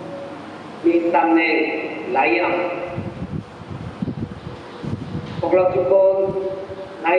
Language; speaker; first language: Thai; non-native, fluent; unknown